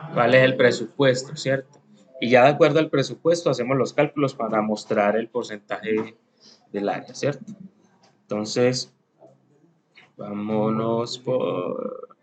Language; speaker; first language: Spanish; native; Spanish